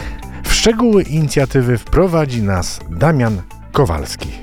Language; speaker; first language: Polish; native; Polish